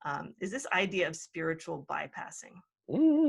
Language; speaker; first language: English; native; English